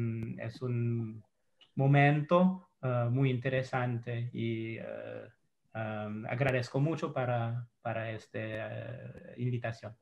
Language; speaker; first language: Spanish; non-native, fluent; English